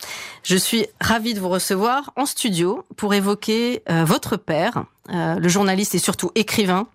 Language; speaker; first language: French; native; French